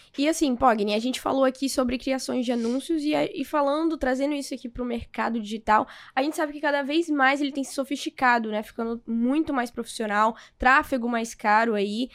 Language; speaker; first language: Portuguese; native; Portuguese